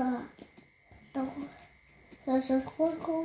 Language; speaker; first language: Russian; early bilingual, heritage; Russian